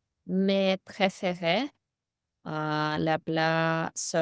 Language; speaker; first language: French; non-native, learner; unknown